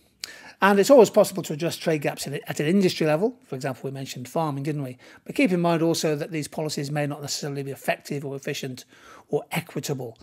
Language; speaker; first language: English; native; English